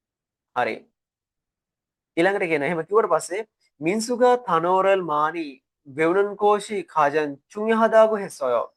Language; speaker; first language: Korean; non-native, fluent; Sinhala